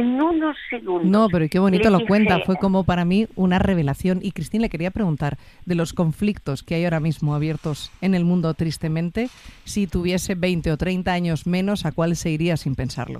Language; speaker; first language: Spanish; native; Spanish